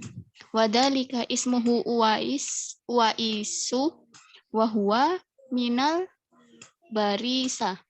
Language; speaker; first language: Arabic; non-native, learner; Indonesian